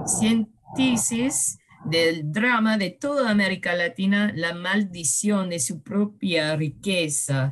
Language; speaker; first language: Spanish; early bilingual, heritage; English